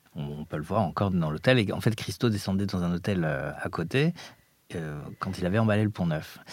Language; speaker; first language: French; native; French